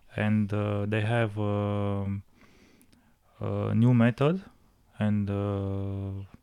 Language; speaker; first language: English; non-native, learner; Romanian